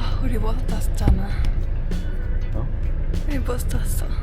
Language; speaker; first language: Korean; non-native, learner; French